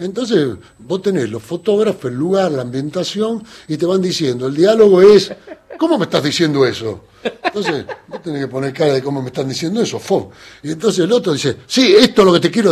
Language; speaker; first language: Spanish; native; Spanish